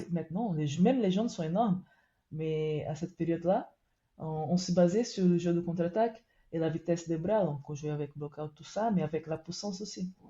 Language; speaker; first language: French; non-native, fluent; Portuguese